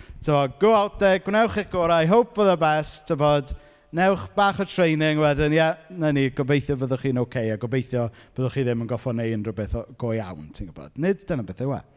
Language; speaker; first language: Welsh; native; Welsh